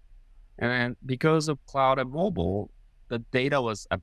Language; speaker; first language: English; non-native, fluent; Japanese